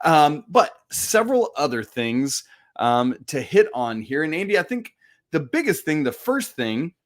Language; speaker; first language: English; native; English